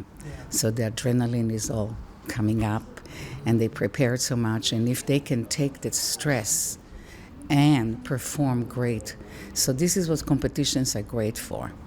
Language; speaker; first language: English; non-native, fluent; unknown